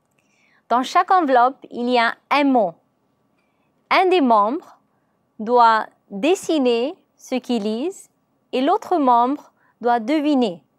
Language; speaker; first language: French; non-native, learner; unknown